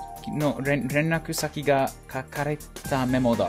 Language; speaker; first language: Japanese; non-native, learner; English